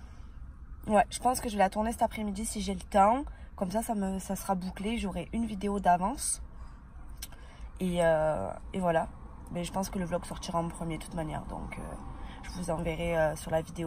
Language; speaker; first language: French; native; French